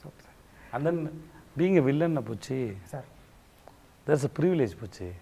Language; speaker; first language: Telugu; non-native, learner; Tamil